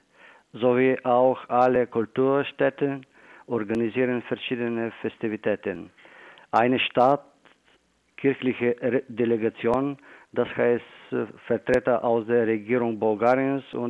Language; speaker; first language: German; non-native, fluent; Bulgarian